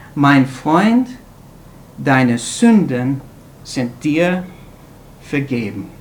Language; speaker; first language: German; non-native, fluent; English